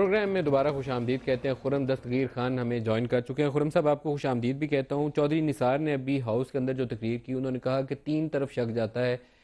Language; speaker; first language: Urdu; native; Urdu